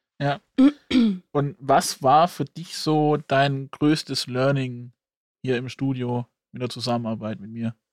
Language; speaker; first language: German; native; German